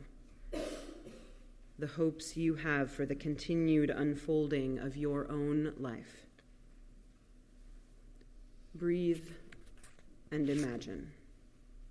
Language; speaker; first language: English; native; English